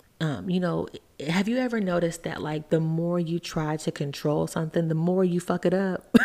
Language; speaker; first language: English; native; English